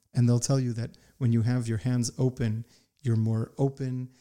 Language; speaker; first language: English; native; English